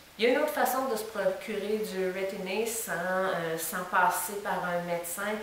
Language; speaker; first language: French; native; French